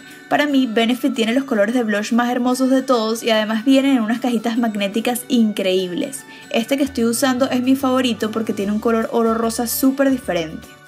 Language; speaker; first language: Spanish; native; Spanish